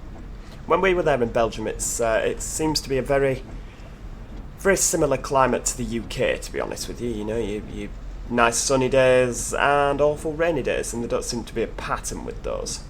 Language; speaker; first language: English; native; English